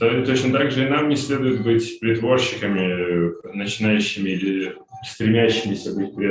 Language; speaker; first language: Russian; native; Russian